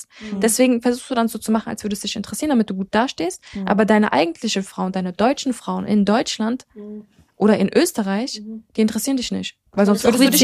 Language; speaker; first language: German; early bilingual, other home language; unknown